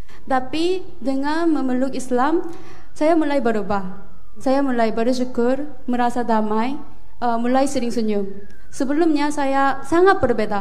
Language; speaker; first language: Indonesian; non-native, fluent; Korean